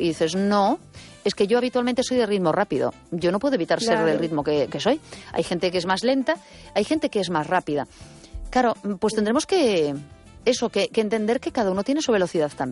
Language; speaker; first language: Spanish; native; Spanish